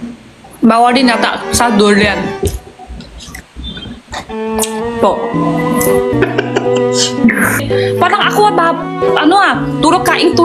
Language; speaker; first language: Filipino; non-native, learner; Chinese